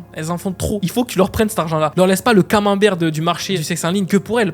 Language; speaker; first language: French; native; French